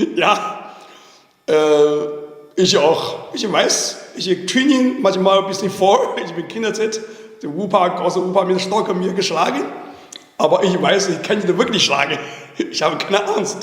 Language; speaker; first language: German; non-native, learner; Chinese